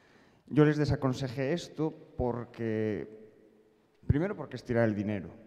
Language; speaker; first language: Spanish; native; Spanish